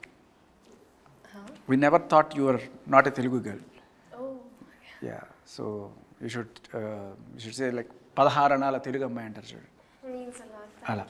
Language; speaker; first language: Telugu; native; Telugu